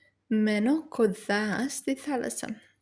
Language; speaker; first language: Greek; non-native, learner; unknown